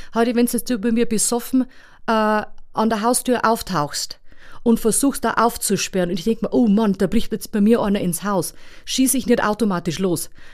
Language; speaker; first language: German; native; German